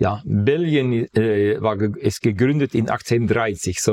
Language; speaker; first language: German; non-native, fluent; Dutch